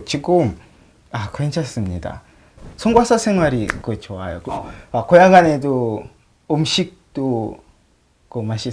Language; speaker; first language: Korean; non-native, learner; Swahili